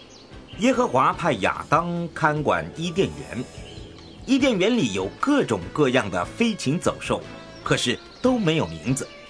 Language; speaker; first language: Chinese; native; Chinese